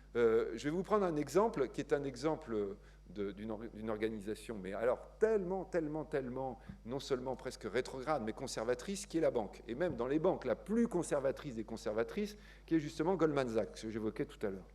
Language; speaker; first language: French; native; French